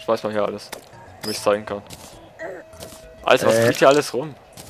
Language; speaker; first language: German; native; German